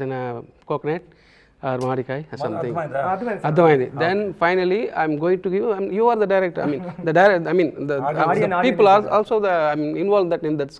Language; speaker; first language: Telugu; non-native, learner; Tamil